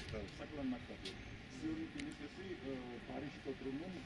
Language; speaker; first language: Turkish; non-native, learner; Georgian